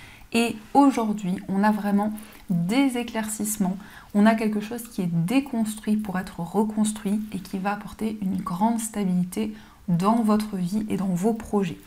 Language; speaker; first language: French; native; French